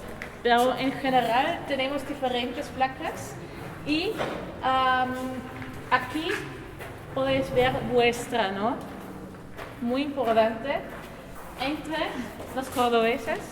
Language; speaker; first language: Spanish; non-native, learner; German